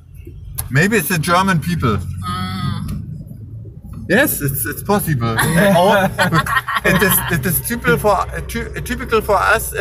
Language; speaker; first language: English; non-native, learner; German